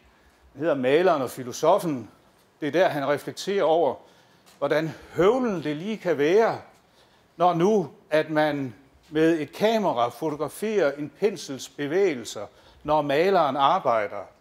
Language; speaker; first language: Danish; native; Danish